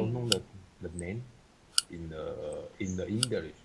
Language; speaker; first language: English; non-native, learner; Chinese